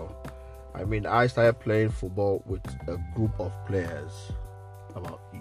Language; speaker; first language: English; non-native, local second language; Yoruba